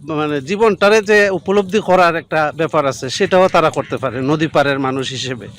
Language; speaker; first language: Bangla; native; Bangla